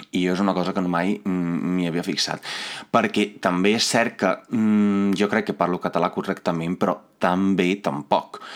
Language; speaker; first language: Catalan; non-native, fluent; Italian